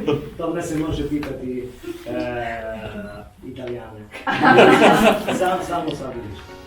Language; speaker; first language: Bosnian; non-native, learner; Italian